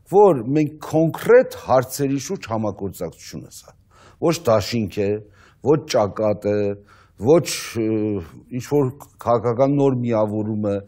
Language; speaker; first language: Armenian; native; Armenian